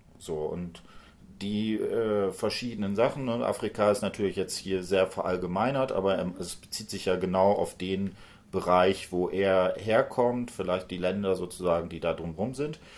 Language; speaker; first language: German; native; German